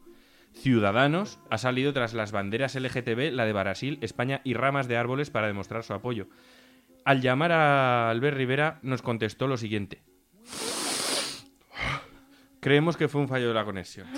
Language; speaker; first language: Spanish; native; Spanish